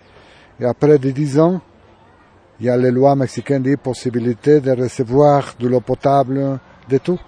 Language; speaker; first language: French; non-native, learner; Spanish